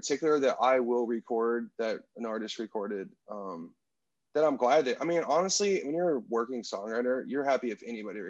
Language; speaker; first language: English; native; English